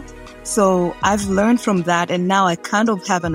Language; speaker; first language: English; non-native, local second language; Swahili